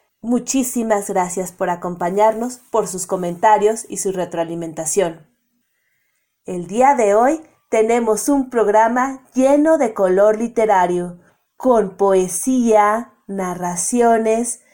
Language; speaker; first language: Spanish; native; Spanish